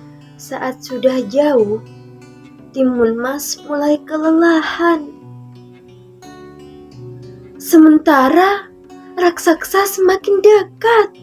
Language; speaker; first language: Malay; non-native, local second language; Javanese